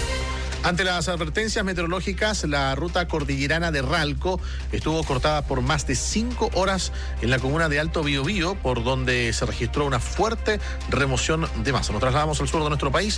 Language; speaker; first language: Spanish; native; Spanish